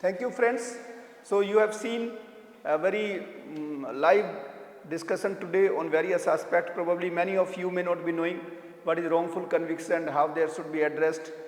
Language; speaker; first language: English; non-native, local second language; Hindi